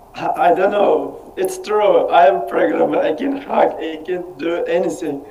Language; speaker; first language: English; non-native, learner; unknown